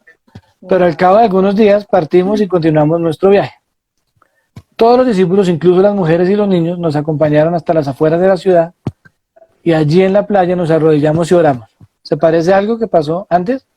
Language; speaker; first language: Spanish; native; Spanish